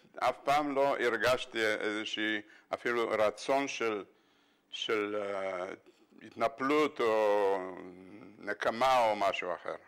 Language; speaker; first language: Hebrew; non-native, fluent; Bulgarian